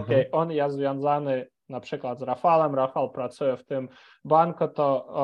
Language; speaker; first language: Polish; non-native, fluent; Ukrainian